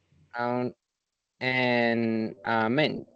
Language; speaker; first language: English; non-native, learner; Spanish